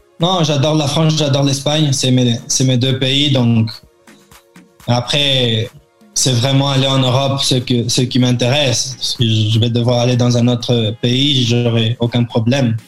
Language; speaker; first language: French; early bilingual, heritage; French